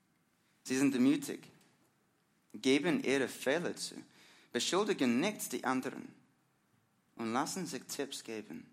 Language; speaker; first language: German; non-native, learner; English